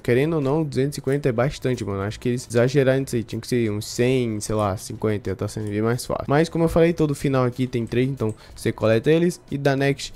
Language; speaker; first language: Portuguese; native; Portuguese